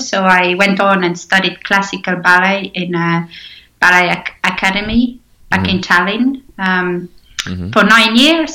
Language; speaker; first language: English; non-native, fluent; Estonian